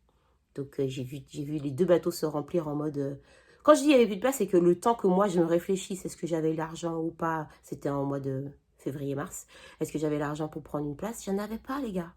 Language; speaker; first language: French; native; French